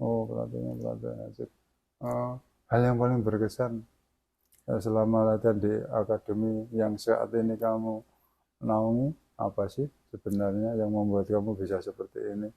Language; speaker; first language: Indonesian; native; Indonesian